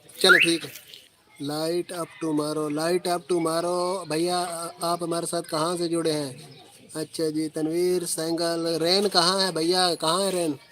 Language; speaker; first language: Urdu; non-native, local second language; Punjabi